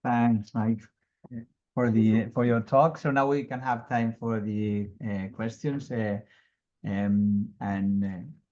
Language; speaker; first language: English; non-native, fluent; Catalan